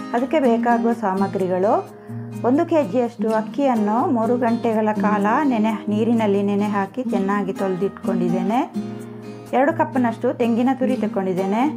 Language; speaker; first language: Kannada; non-native, local second language; Tulu